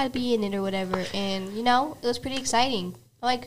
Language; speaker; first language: English; native; English